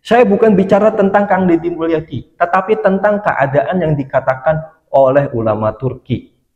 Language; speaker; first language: Indonesian; native; Indonesian